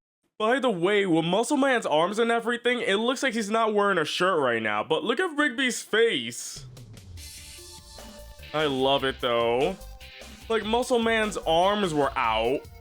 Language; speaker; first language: English; native; English